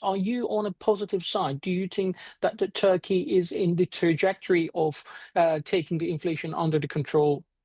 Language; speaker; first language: English; non-native, fluent; Turkish